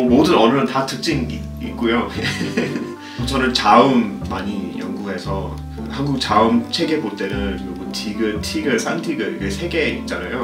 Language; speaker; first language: Korean; non-native, fluent; English